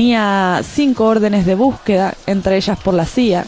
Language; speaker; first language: Spanish; native; Spanish